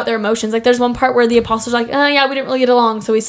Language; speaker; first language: English; native; English